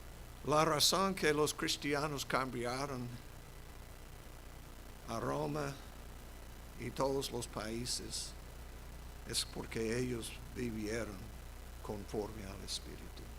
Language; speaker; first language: Spanish; non-native, fluent; English